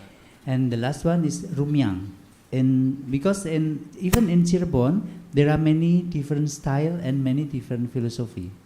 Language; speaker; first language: English; non-native, learner; Indonesian